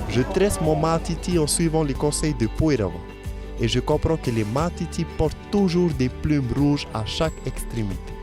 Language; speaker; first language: French; native; French